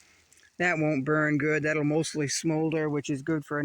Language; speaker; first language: English; native; English